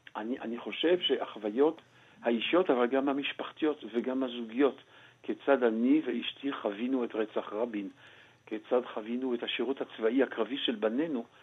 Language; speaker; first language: Hebrew; non-native, fluent; French